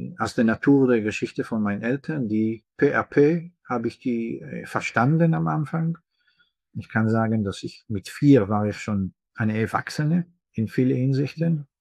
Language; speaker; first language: German; non-native, fluent; Hebrew